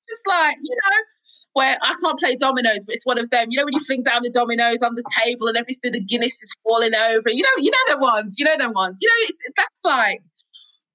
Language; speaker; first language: English; native; English